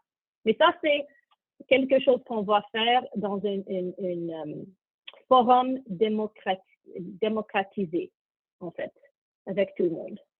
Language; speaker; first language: French; non-native, learner; English